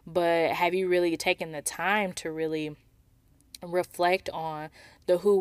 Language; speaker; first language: English; native; English